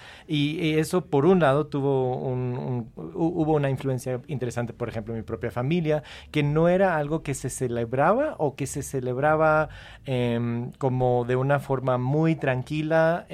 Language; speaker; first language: Spanish; non-native, fluent; English